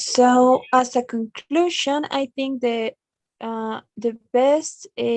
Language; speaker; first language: English; non-native, learner; Spanish